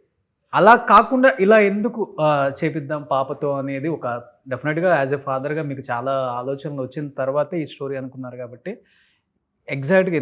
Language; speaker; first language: Telugu; native; Telugu